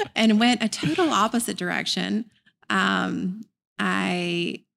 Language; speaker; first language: English; native; English